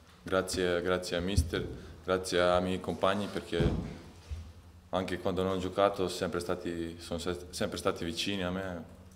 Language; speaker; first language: Italian; non-native, fluent; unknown